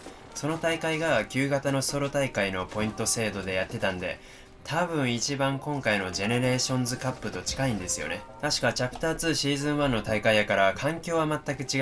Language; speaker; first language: Japanese; native; Japanese